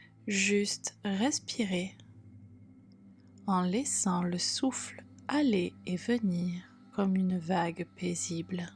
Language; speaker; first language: French; native; French